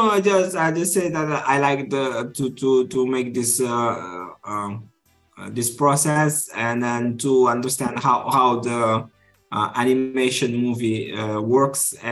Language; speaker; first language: English; non-native, fluent; Kabuverdianu